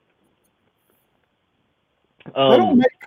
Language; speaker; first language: English; native; English